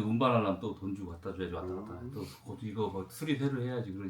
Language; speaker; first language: Korean; native; Korean